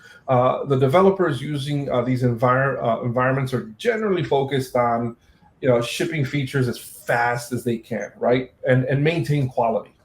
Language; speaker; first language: English; native; English